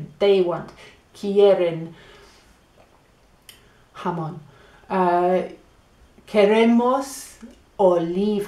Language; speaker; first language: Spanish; non-native, fluent; English